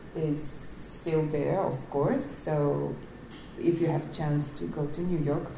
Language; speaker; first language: English; non-native, fluent; Japanese